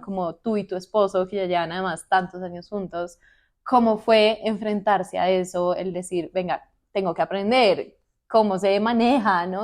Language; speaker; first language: Spanish; native; Spanish